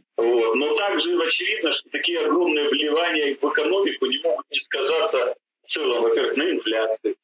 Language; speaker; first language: Russian; native; Russian